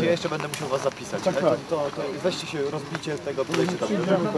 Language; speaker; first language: Polish; native; Polish